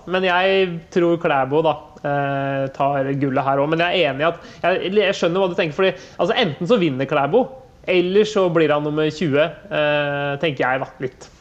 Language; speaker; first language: Norwegian; native; Norwegian